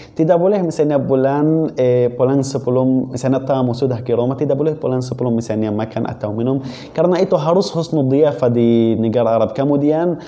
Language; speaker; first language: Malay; non-native, fluent; Arabic